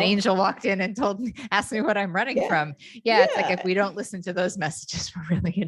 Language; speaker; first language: English; native; English